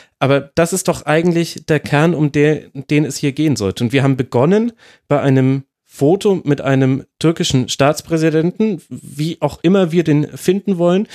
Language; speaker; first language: German; native; German